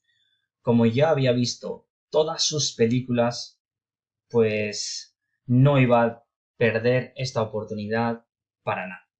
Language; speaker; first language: Spanish; non-native, fluent; Urdu